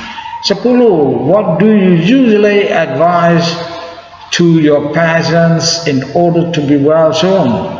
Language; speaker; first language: English; non-native, learner; Indonesian